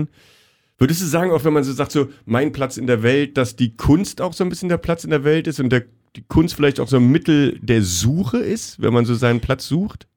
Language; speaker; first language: German; native; German